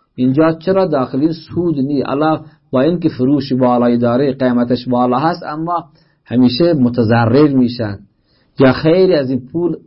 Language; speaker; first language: Persian; native; Persian